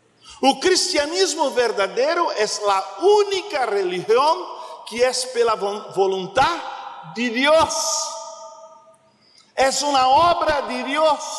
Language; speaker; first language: Spanish; non-native, learner; Portuguese